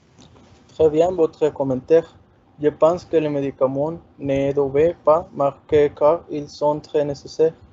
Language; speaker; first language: French; non-native, learner; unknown